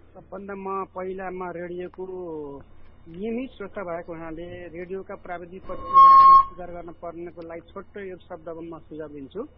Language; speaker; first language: Nepali; native; Nepali